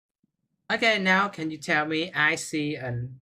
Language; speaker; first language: English; non-native, fluent; Vietnamese